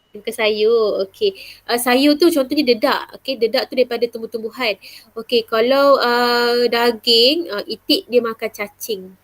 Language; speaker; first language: Malay; native; Malay